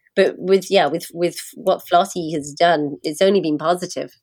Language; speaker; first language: English; native; English